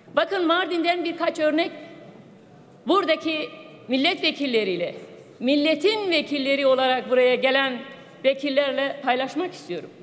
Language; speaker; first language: Turkish; non-native, local second language; Kurdish